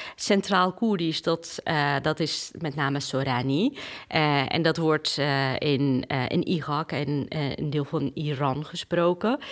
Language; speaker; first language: Dutch; non-native, fluent; Kurdish